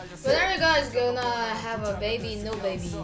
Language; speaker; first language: English; non-native, learner; Korean